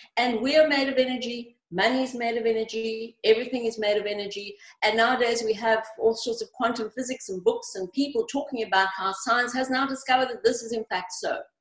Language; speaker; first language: English; early bilingual, other home language; Greek